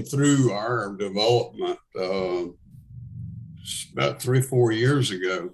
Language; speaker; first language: English; native; English